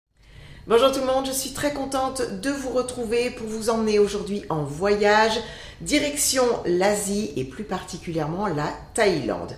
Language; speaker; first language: French; native; French